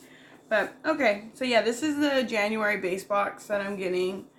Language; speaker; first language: English; native; English